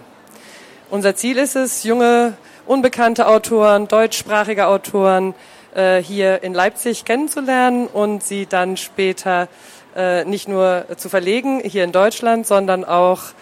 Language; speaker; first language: German; native; German